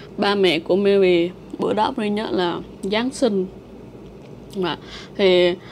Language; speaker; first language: Vietnamese; native; Vietnamese